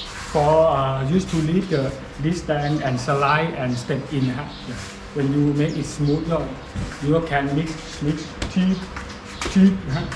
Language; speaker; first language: English; non-native, learner; Thai